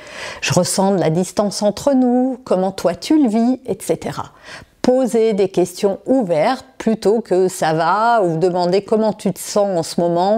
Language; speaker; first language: French; native; French